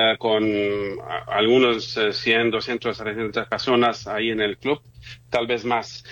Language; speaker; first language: Spanish; non-native, fluent; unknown